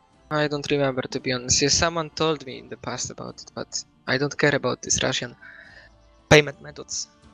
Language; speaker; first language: English; non-native, fluent; Polish